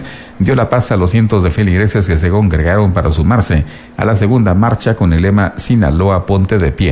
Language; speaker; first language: Spanish; native; Spanish